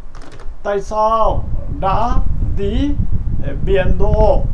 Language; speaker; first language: Vietnamese; non-native, learner; Korean